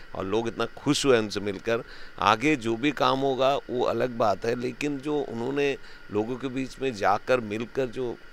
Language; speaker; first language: Hindi; native; Hindi